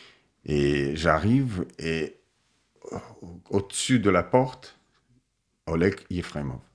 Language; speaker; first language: French; non-native, fluent; Russian